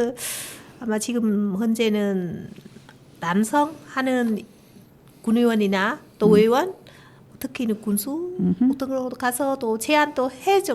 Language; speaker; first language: Korean; non-native, learner; Vietnamese